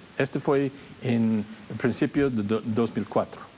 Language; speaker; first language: Spanish; non-native, fluent; English